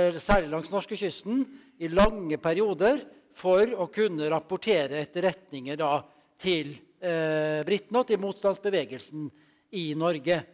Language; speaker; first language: Norwegian; native; Norwegian